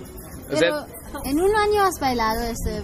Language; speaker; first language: Spanish; non-native, learner; German